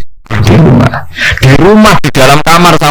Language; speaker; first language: Indonesian; non-native, local second language; Javanese